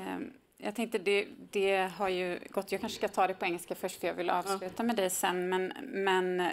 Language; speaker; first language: Swedish; native; Swedish